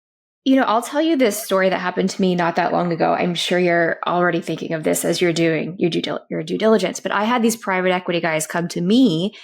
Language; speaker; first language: English; native; English